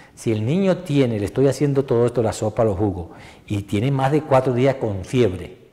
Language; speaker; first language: Spanish; native; Spanish